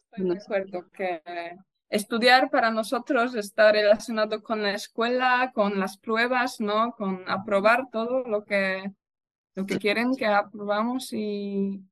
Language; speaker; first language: Spanish; non-native, fluent; Polish